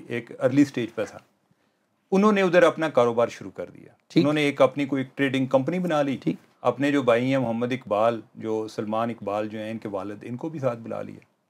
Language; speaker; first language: Urdu; native; Urdu